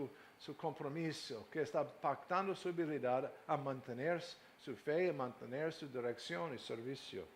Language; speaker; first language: Spanish; non-native, fluent; English